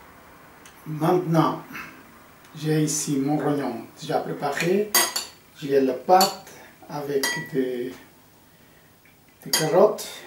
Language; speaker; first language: French; non-native, fluent; Portuguese